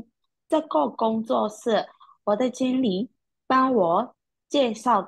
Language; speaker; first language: Chinese; non-native, learner; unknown